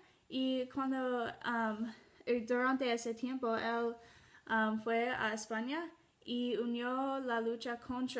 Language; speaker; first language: Spanish; non-native, learner; English